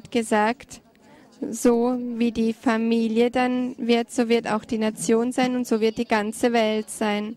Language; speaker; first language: German; non-native, fluent; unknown